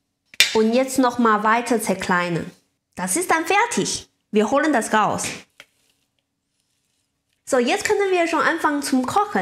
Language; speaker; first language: German; non-native, learner; Chinese